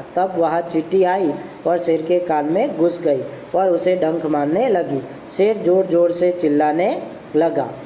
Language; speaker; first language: Hindi; non-native, local second language; Gujarati